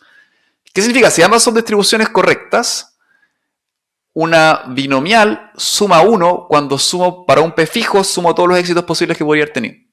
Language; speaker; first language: Spanish; native; Spanish